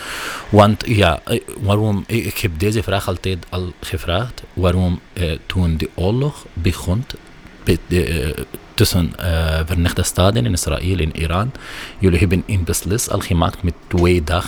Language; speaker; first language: Dutch; non-native, learner; Arabic